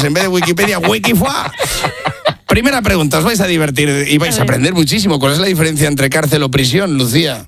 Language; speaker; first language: Spanish; native; Spanish